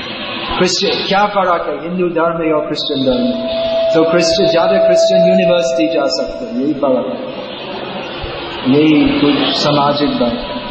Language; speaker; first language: Hindi; non-native, learner; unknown